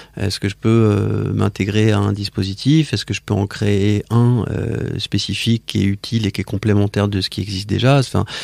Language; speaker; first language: French; native; French